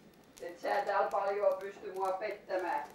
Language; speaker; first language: Finnish; native; Finnish